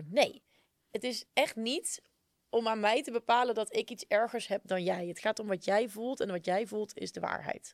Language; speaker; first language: Dutch; native; Dutch